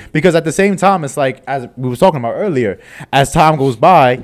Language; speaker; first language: English; native; English